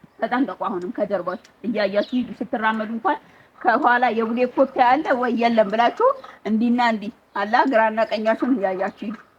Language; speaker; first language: Amharic; native; Amharic